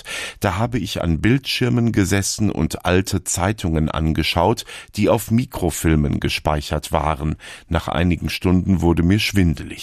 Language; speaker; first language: German; native; German